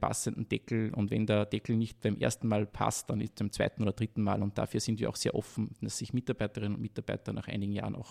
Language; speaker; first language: German; native; German